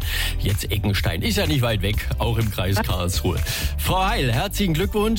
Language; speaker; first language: German; native; German